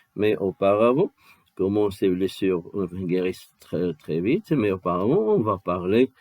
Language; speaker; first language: French; non-native, local second language; Arabic